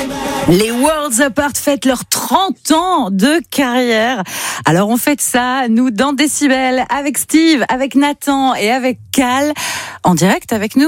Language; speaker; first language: French; native; French